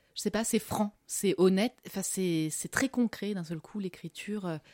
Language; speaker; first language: French; native; French